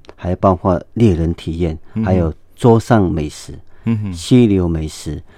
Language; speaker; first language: Chinese; non-native, local second language; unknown